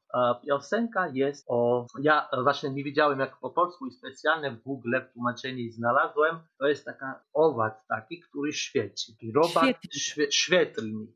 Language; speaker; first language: Polish; non-native, learner; Georgian